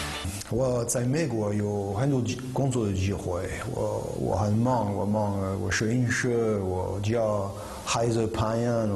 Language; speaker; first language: Chinese; non-native, fluent; French